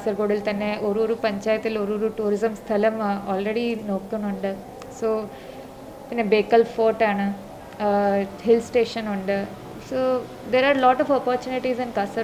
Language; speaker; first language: Malayalam; non-native, local second language; Marathi